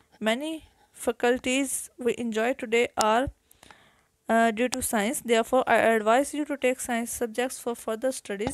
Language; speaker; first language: English; non-native, local second language; Urdu